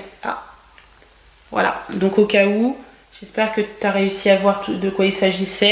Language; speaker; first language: French; native; French